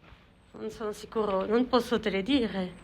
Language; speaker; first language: Italian; non-native, learner; French